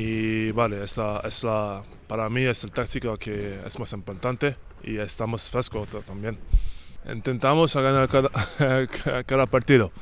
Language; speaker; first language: Spanish; non-native, learner; French